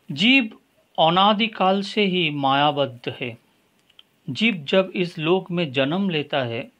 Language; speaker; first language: Hindi; non-native, local second language; Bangla